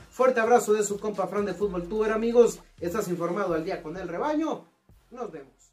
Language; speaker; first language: Spanish; native; Spanish